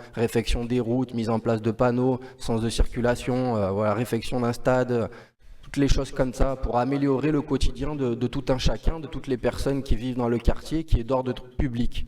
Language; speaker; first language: French; native; French